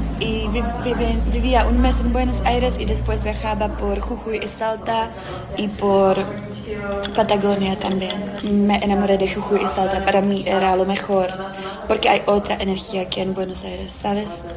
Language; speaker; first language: Spanish; non-native, fluent; Czech